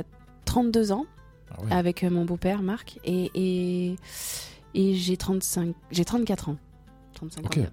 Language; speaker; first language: French; native; French